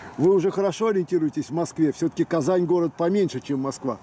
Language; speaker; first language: Russian; native; Russian